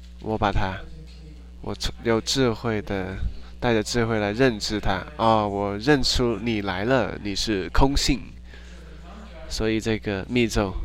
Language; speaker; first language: Chinese; non-native, learner; German